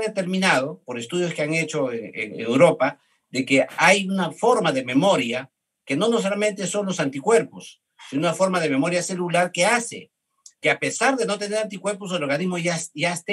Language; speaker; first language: Spanish; native; Spanish